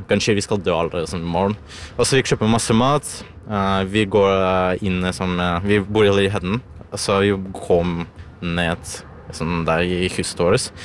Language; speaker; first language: Norwegian; non-native, learner; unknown